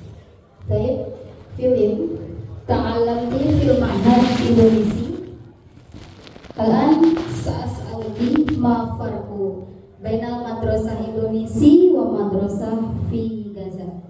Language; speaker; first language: Arabic; non-native, learner; Indonesian